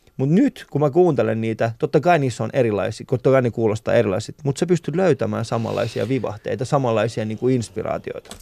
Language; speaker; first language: Finnish; early bilingual, other home language; Persian